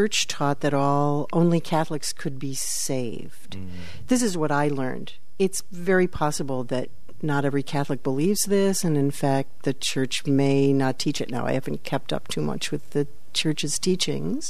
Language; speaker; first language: English; native; English